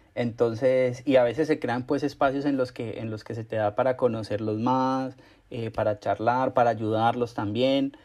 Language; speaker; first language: Spanish; native; Spanish